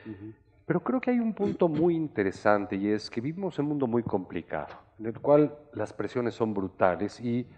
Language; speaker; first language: Spanish; native; Spanish